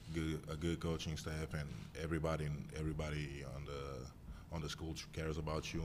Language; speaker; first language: English; non-native, fluent; Portuguese